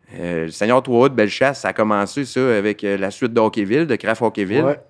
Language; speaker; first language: French; native; French